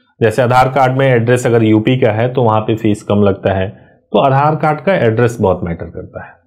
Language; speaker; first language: Hindi; native; Hindi